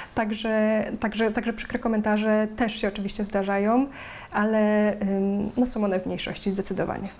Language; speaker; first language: Polish; native; Polish